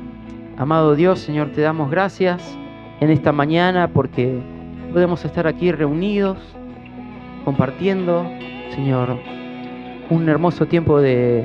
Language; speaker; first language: Spanish; native; Spanish